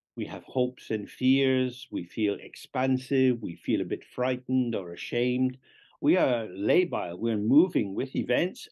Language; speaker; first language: English; native; English